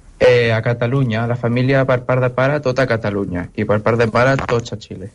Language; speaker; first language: Catalan; early bilingual, heritage; Spanish